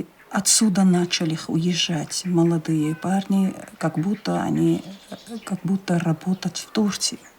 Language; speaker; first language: Russian; non-native, local second language; Chechen